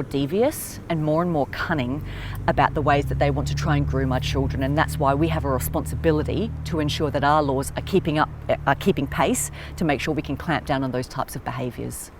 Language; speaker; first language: English; native; English